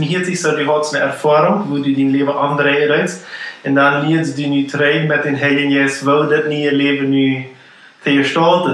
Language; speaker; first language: German; non-native, learner; Plautdietsch